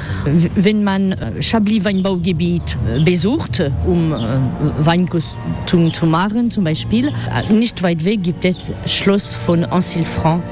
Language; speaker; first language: German; non-native, fluent; French